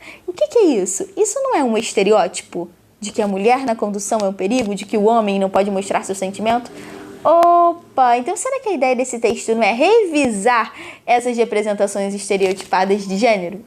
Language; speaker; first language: Portuguese; native; Portuguese